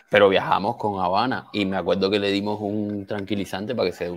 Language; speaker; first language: Spanish; native; Spanish